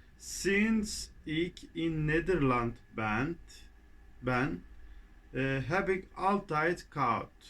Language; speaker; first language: Dutch; non-native, fluent; Turkish